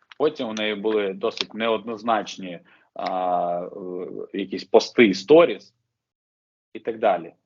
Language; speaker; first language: Ukrainian; native; Ukrainian